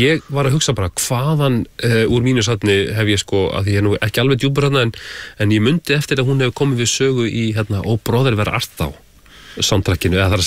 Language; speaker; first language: Icelandic; native; Icelandic